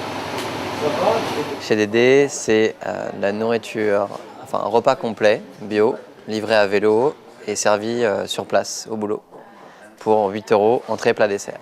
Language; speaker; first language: French; native; French